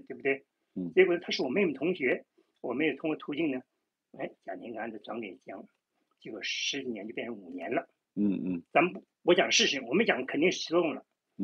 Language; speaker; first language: Chinese; native; Chinese